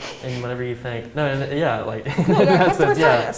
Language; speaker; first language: English; native; English